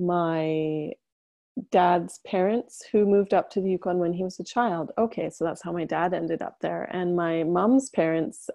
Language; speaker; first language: English; native; English